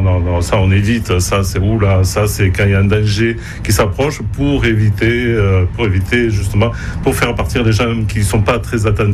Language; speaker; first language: French; native; French